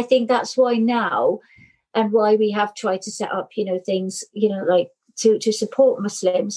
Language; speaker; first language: English; native; English